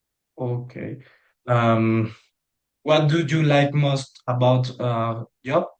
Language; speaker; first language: English; non-native, learner; Spanish